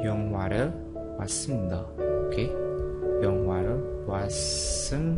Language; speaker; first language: Korean; non-native, fluent; Indonesian